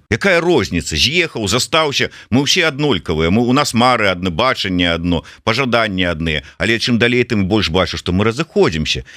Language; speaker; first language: Belarusian; native; Belarusian